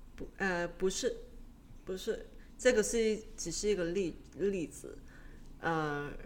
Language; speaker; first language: Chinese; non-native, local second language; Cantonese